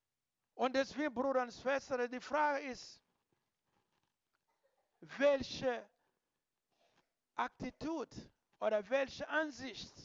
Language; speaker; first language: German; non-native, learner; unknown